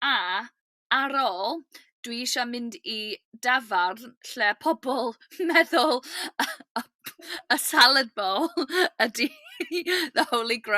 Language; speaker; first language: Welsh; non-native, learner; English